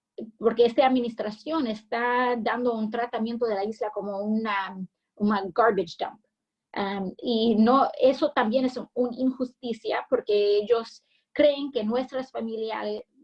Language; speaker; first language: Spanish; early bilingual, heritage; English